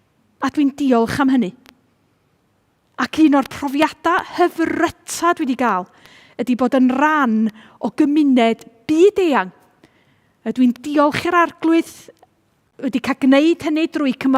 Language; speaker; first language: Welsh; native; Welsh